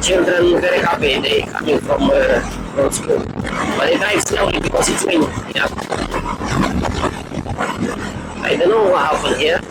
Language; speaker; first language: English; non-native, learner; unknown